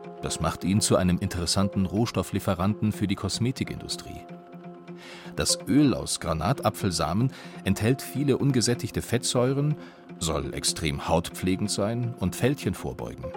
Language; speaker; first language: German; native; German